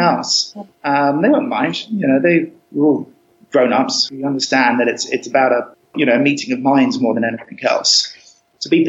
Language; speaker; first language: English; native; English